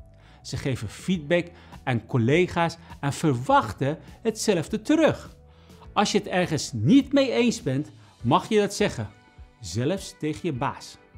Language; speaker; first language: Dutch; non-native, fluent; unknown